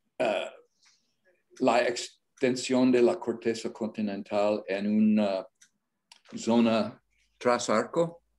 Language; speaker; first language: Spanish; non-native, learner; English